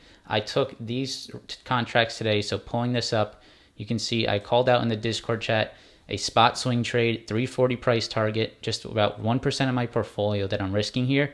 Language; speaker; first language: English; native; English